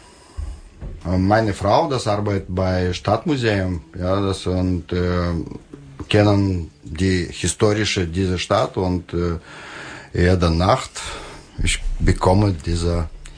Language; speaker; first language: German; non-native, learner; Russian